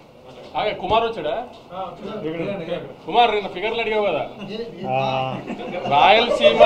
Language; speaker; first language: Telugu; native; Telugu